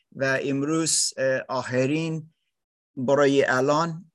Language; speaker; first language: Persian; non-native, learner; German